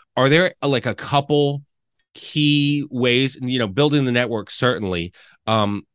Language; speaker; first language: English; native; English